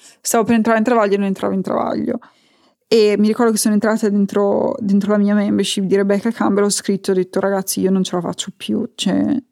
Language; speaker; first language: Italian; native; Italian